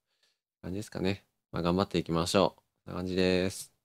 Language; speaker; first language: Japanese; native; Japanese